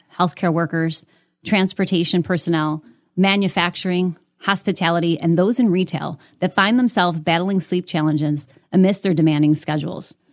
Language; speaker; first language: English; native; English